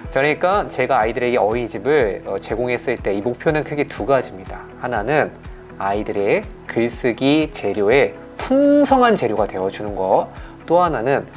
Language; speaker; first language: Korean; native; Korean